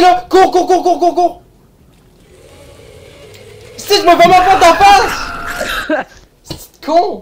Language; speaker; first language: French; native; French